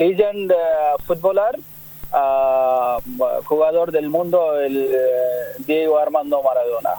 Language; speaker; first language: Spanish; non-native, learner; Bangla